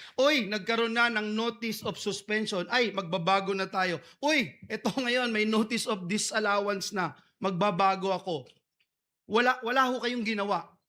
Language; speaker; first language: Filipino; native; Filipino